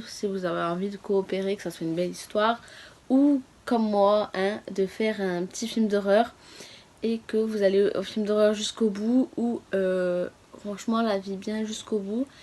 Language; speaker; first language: French; native; French